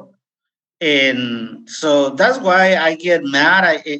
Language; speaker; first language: English; non-native, fluent; Spanish